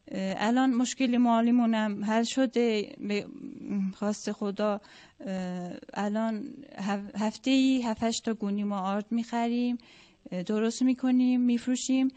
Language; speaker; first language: Persian; non-native, local second language; Azerbaijani